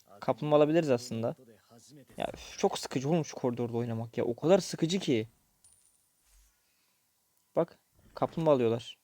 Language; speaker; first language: Turkish; native; Turkish